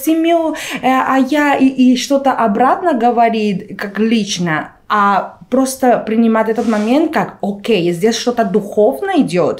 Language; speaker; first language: Russian; non-native, fluent; Spanish